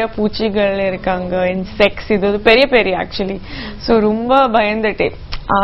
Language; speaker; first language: Tamil; non-native, local second language; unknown